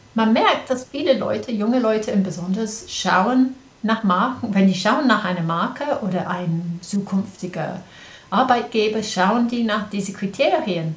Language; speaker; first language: German; non-native, fluent; English